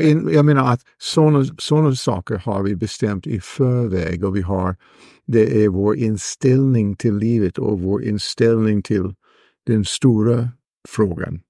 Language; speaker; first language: Swedish; non-native, fluent; English